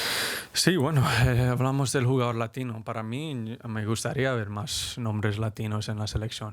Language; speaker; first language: Spanish; early bilingual, heritage; Spanish